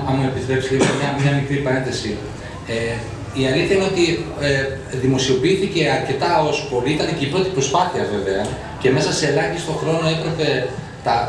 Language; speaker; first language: Greek; native; Greek